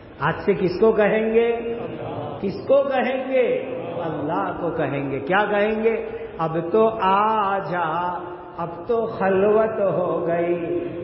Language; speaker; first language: Urdu; non-native, local second language; Gujarati